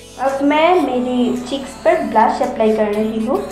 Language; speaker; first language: Hindi; non-native, learner; Bangla